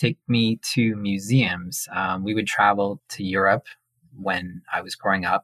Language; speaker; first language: English; native; English